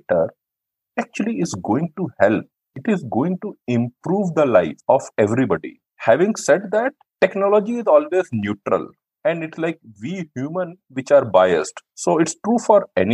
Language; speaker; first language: English; non-native, local second language; Hindi